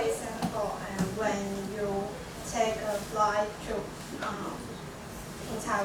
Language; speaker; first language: English; non-native, learner; Chinese